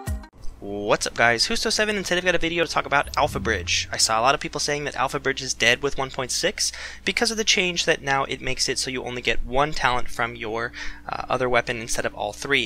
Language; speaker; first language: English; native; English